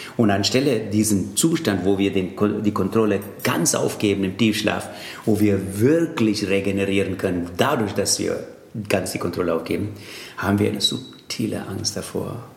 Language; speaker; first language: German; non-native, fluent; Tamil